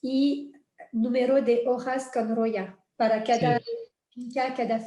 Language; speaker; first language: Spanish; non-native, fluent; French